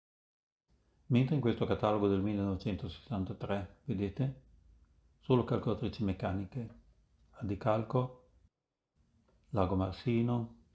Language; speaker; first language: Italian; native; Italian